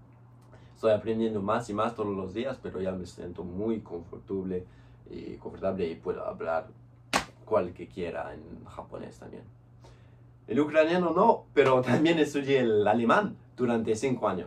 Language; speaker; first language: Spanish; non-native, fluent; English